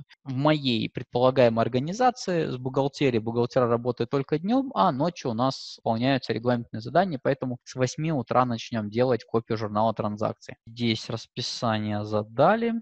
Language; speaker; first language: Russian; native; Russian